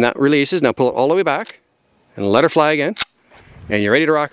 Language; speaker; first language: English; native; English